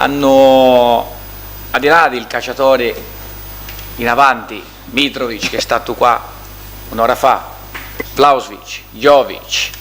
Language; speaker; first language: Italian; non-native, fluent; Portuguese